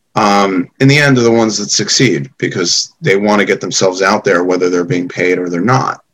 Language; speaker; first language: English; native; English